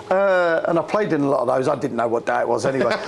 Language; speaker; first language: English; native; English